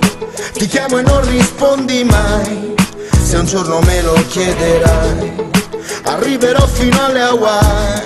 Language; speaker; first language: Italian; non-native, fluent; Russian